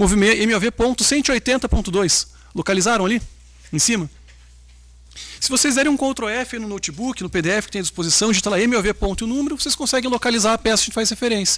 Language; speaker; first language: Portuguese; native; Portuguese